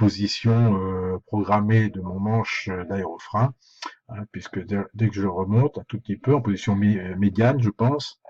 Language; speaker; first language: French; native; French